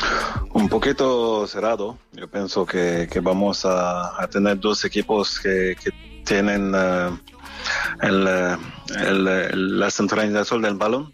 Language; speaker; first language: Spanish; non-native, fluent; French